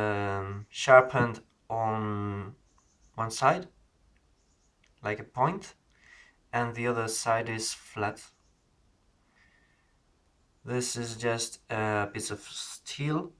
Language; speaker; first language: English; non-native, learner; Spanish